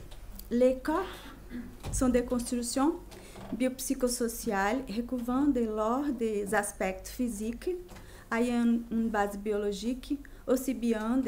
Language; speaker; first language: French; non-native, fluent; Chinese